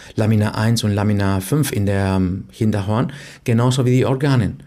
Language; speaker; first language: German; non-native, fluent; Spanish